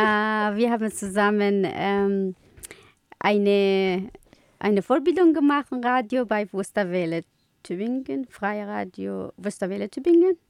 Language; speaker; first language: German; non-native, learner; Kurdish